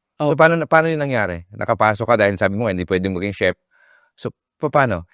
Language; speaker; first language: Filipino; native; Filipino